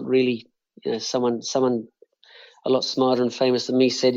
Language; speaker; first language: English; native; English